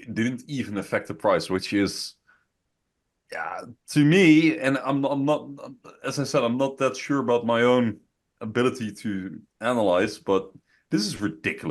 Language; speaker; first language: English; non-native, fluent; Dutch